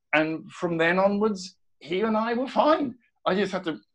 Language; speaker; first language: English; native; English